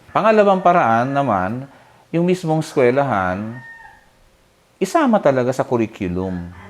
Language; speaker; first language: Filipino; non-native, local second language; Bikol